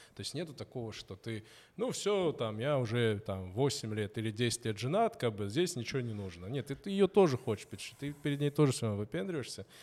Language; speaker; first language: Russian; native; Russian